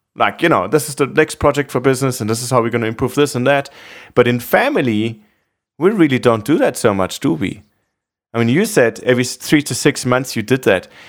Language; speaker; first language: English; non-native, fluent; German